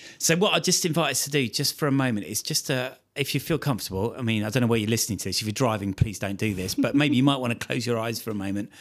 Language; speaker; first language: English; native; English